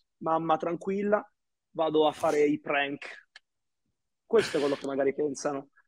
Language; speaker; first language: Italian; early bilingual, other home language; Arabic